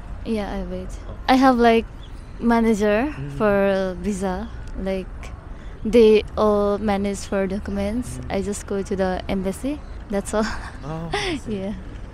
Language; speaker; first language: English; non-native, fluent; Nepali